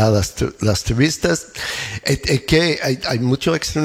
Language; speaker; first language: Spanish; non-native, learner; English